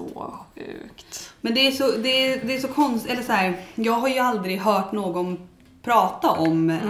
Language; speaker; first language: Swedish; native; Swedish